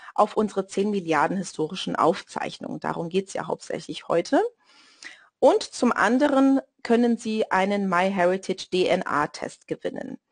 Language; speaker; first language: German; non-native, fluent; Portuguese